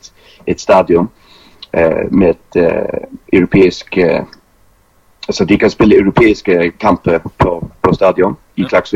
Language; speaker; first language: Danish; non-native, local second language; Faroese